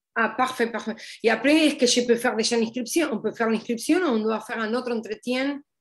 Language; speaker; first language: French; non-native, fluent; Spanish